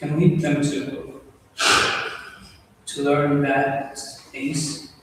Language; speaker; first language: English; non-native, fluent; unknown